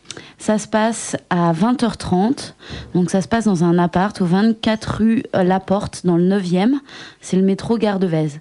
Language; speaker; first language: French; native; French